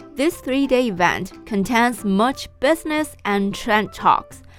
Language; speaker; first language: English; non-native, fluent; Chinese